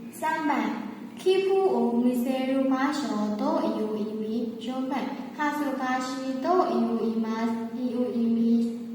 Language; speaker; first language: Japanese; non-native, learner; Burmese